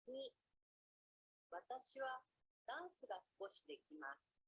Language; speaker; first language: Japanese; non-native, learner; Indonesian